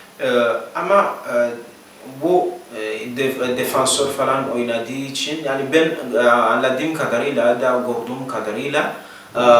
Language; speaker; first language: Turkish; non-native, learner; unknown